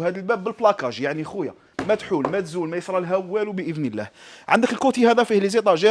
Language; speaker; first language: Arabic; native; Arabic